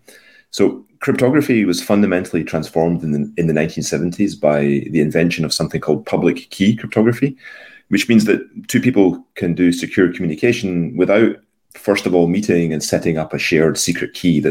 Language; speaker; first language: English; native; English